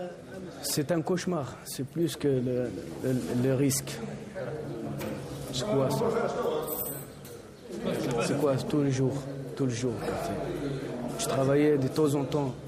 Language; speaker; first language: French; non-native, learner; Arabic